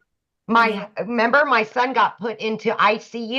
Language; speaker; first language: English; native; English